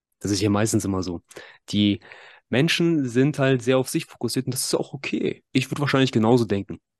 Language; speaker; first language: German; early bilingual, other home language; Russian